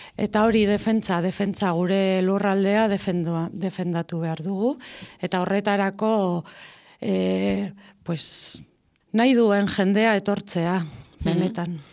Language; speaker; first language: Basque; non-native, local second language; Spanish